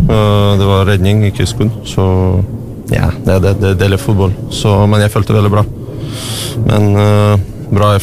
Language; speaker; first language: Norwegian; non-native, learner; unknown